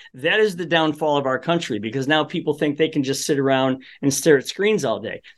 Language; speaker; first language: English; early bilingual, other home language; Polish